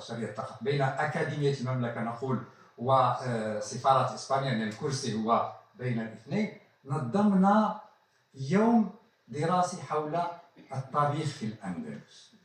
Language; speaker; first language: Arabic; native; Arabic